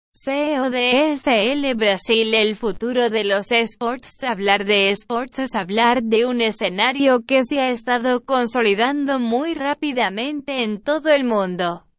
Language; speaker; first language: Spanish; non-native, learner; Portuguese